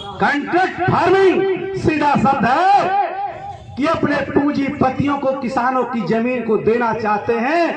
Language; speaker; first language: Hindi; native; Hindi